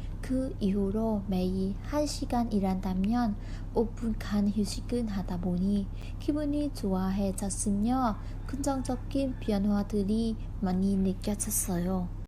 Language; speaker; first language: Korean; non-native, learner; Vietnamese